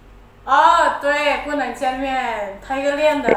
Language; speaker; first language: Chinese; non-native, fluent; Indonesian